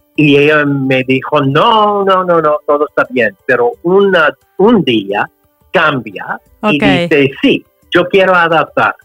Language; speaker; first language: Spanish; non-native, learner; English